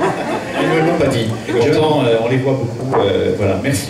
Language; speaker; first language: French; native; French